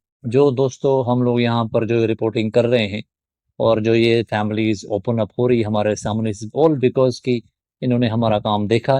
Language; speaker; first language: Hindi; native; Hindi